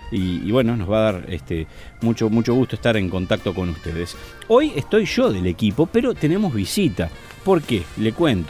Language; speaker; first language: Spanish; native; Spanish